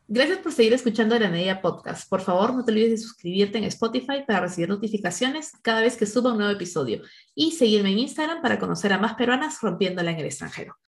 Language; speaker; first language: Spanish; native; Spanish